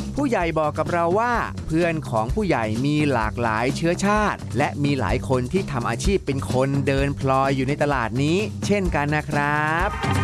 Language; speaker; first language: Thai; native; Thai